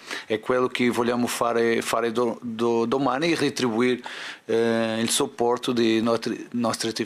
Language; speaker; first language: Italian; non-native, fluent; Portuguese